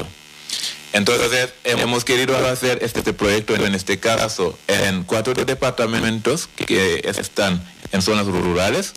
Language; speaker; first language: Spanish; non-native, fluent; Wolof